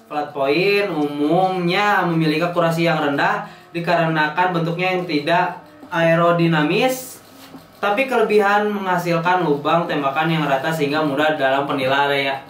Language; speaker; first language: Indonesian; native; Indonesian